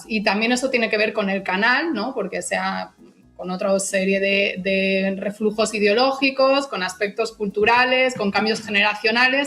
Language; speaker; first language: Spanish; native; Spanish